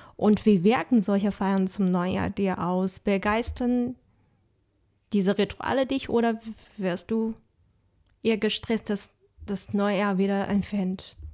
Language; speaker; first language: German; non-native, fluent; Chinese